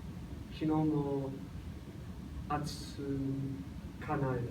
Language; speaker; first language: Japanese; non-native, learner; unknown